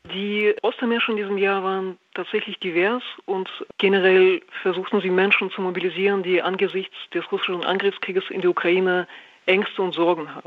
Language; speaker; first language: German; non-native, fluent; Russian